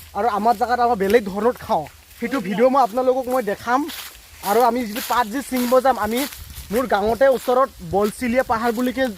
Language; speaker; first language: Assamese; non-native, local second language; Karbi